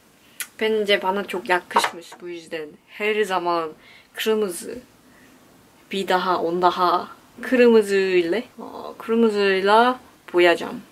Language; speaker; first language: Turkish; non-native, learner; Korean